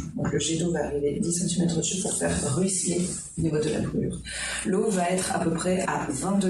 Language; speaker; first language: French; native; French